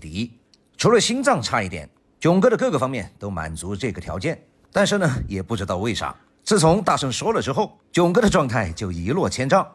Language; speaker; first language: Chinese; native; Chinese